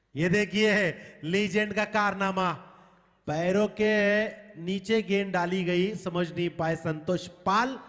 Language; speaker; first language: Hindi; non-native, local second language; Marathi